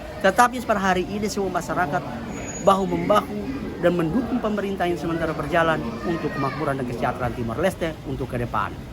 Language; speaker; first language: Indonesian; non-native, local second language; Tetum